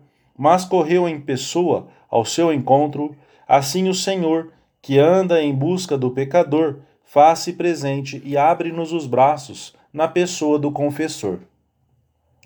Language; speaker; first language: Portuguese; native; Portuguese